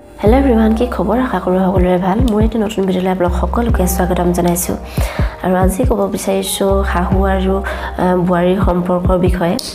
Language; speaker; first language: Assamese; native; Assamese